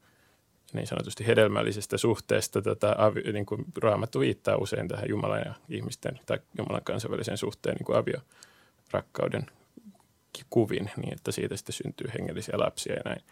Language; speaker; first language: Finnish; native; Finnish